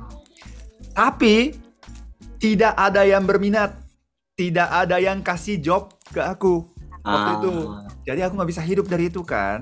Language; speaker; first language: Indonesian; non-native, fluent; Japanese